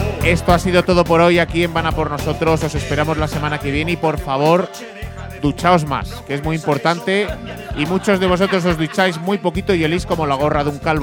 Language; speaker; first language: Spanish; native; Spanish